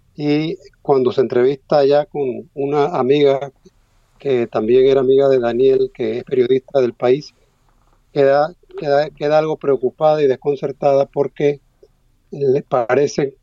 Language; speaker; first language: Spanish; native; Spanish